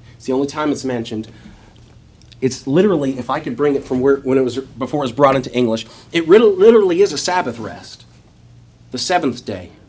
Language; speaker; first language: English; native; English